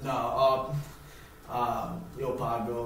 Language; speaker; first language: Italian; non-native, learner; English